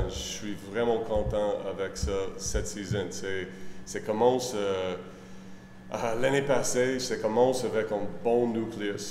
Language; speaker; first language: French; non-native, learner; English